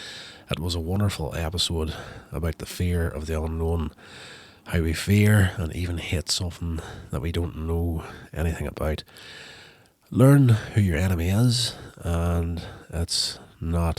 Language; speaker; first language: English; native; English